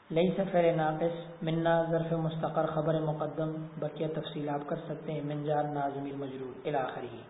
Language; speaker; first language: Urdu; native; Urdu